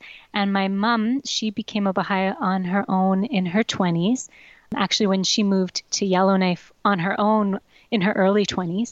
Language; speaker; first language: English; native; English